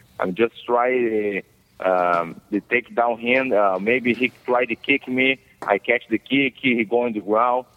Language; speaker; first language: English; non-native, learner; Portuguese